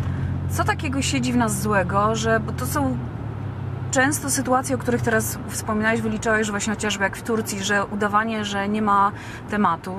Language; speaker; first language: Polish; native; Polish